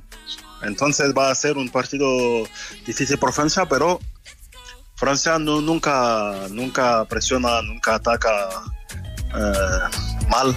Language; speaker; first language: Spanish; non-native, fluent; French